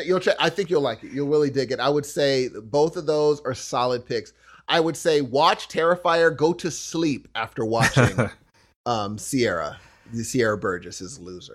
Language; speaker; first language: English; native; English